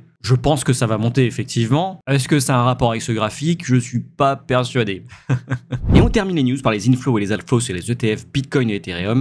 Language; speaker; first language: French; native; French